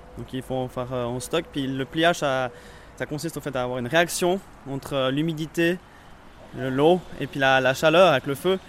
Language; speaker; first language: French; native; French